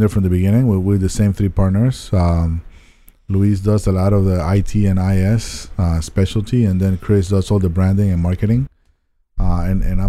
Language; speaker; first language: English; non-native, fluent; Spanish